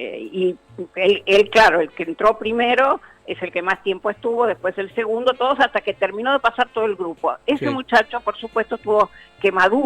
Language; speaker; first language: Spanish; native; Spanish